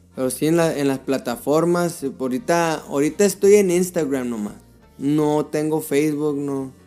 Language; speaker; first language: Spanish; early bilingual, heritage; Spanish